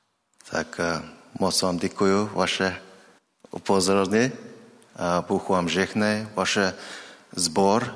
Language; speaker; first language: Czech; non-native, learner; Mongolian